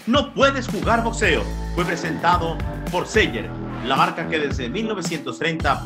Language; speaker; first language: Spanish; native; Spanish